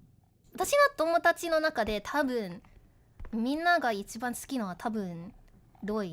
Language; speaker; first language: Japanese; non-native, learner; English